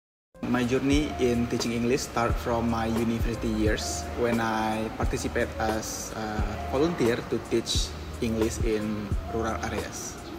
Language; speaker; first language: English; non-native, fluent; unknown